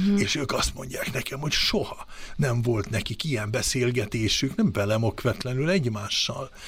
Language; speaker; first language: Hungarian; early bilingual, heritage; Swedish